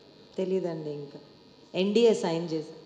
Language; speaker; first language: Telugu; native; Telugu